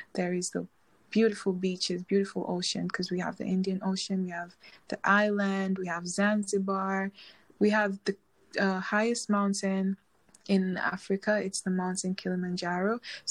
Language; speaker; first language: English; non-native, local second language; Swahili